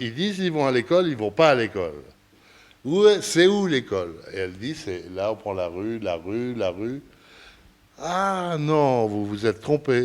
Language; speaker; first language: French; early bilingual, other home language; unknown